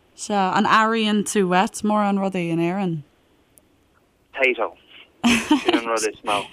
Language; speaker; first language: Irish; native; Irish